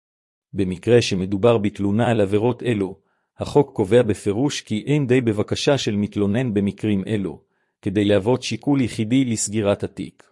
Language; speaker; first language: Hebrew; native; Hebrew